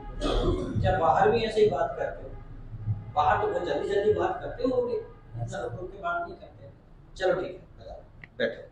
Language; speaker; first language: Hindi; native; Hindi